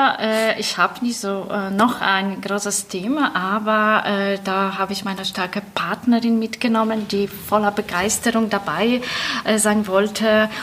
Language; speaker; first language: German; non-native, fluent; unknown